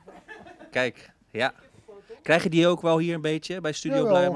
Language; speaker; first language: Dutch; native; Dutch